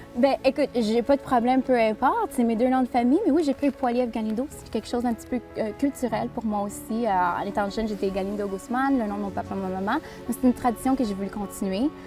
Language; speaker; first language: French; early bilingual, other home language; Spanish